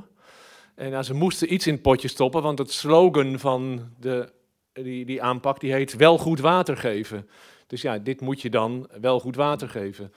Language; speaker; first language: Dutch; native; Dutch